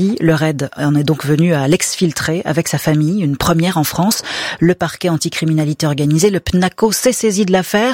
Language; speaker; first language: French; native; French